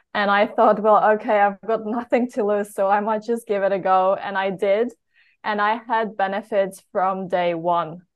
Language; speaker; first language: English; non-native, fluent; Polish